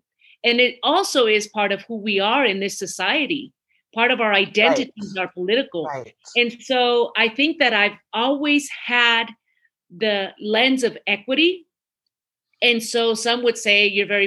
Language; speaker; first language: English; early bilingual, other home language; Spanish